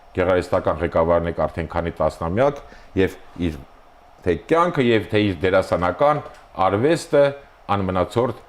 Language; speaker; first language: Armenian; native; Armenian